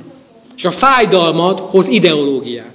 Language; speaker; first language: Hungarian; native; Hungarian